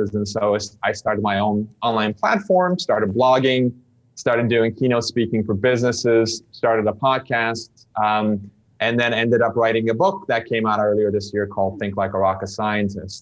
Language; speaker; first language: English; non-native, fluent; Turkish